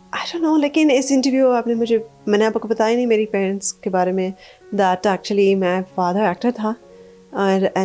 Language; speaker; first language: Hindi; early bilingual, other home language; English